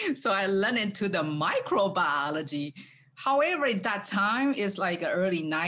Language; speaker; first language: English; non-native, fluent; Chinese